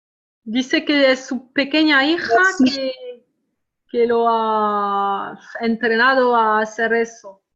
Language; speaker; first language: Spanish; non-native, fluent; French